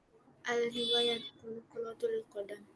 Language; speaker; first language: Arabic; non-native, learner; Indonesian